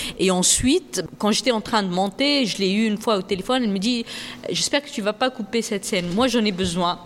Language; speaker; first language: French; non-native, local second language; Arabic